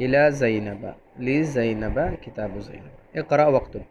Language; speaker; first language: Arabic; non-native, fluent; Urdu